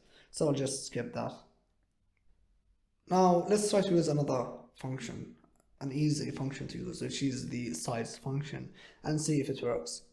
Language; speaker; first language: English; non-native, fluent; Arabic